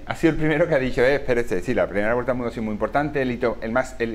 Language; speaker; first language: Spanish; native; Spanish